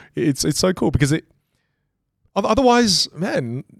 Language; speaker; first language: English; native; English